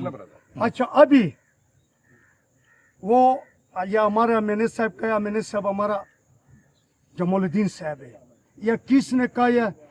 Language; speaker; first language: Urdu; non-native, local second language; Pashto